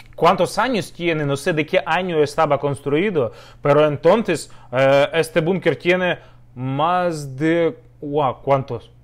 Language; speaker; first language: Spanish; non-native, learner; Russian